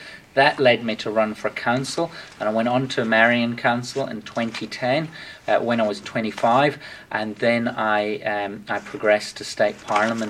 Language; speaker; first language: English; native; English